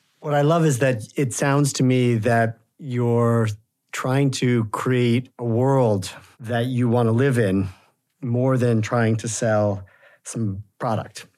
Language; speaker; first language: English; native; English